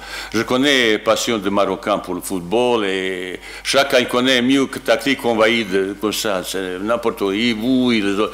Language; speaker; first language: French; non-native, learner; Bosnian